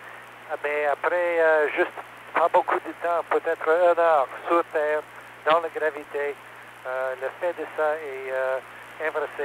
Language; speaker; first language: French; non-native, learner; English